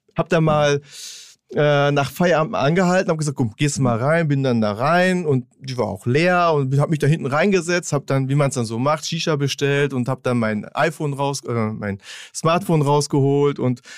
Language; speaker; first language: German; native; German